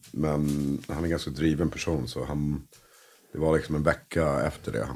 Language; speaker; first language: Swedish; early bilingual, other home language; English